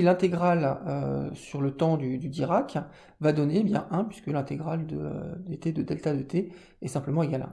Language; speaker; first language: French; native; French